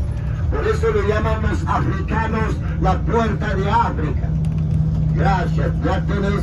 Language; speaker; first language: Spanish; non-native, fluent; Arabic